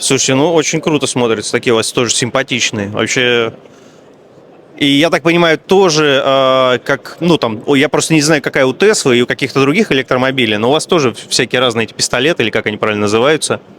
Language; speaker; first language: Russian; native; Russian